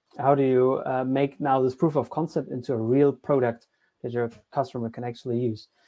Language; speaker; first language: English; non-native, fluent; German